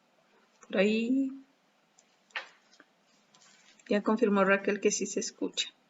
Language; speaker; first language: Spanish; native; Spanish